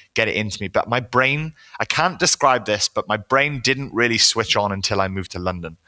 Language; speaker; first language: English; native; English